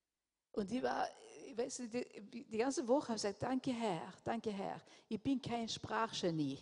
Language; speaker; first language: German; non-native, fluent; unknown